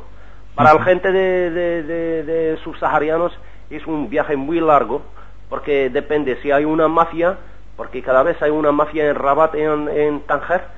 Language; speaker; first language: Spanish; non-native, learner; Arabic